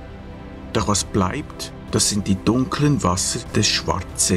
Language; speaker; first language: German; native; German